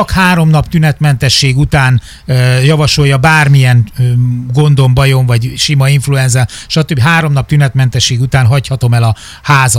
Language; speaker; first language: Hungarian; native; Hungarian